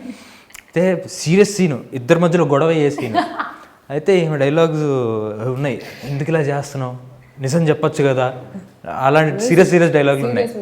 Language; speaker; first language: Telugu; native; Telugu